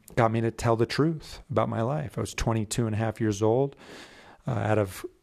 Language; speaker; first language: English; native; English